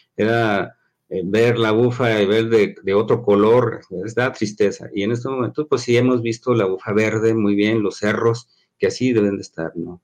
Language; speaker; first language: Spanish; native; Spanish